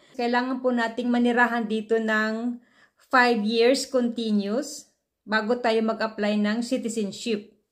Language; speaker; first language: Filipino; native; Filipino